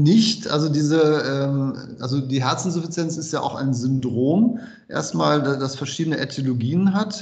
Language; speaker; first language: German; native; German